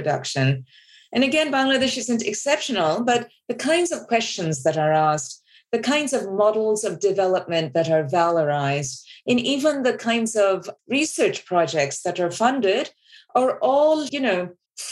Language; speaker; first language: English; non-native, local second language; Bangla